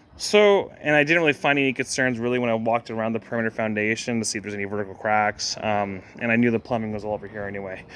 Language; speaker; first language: English; native; English